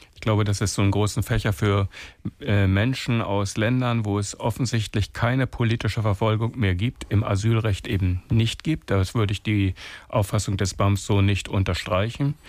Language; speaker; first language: German; native; German